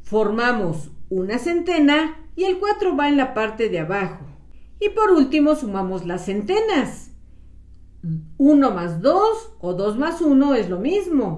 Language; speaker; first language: Spanish; native; Spanish